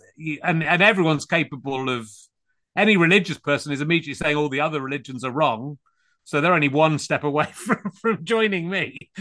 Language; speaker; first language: English; native; English